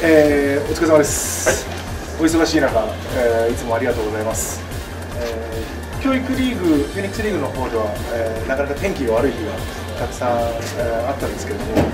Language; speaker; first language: Japanese; native; Japanese